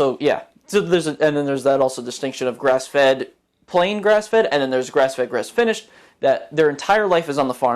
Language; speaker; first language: English; native; English